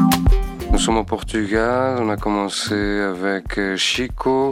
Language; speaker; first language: French; non-native, fluent; Portuguese